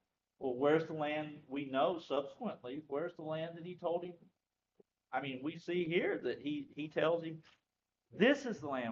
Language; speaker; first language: English; native; English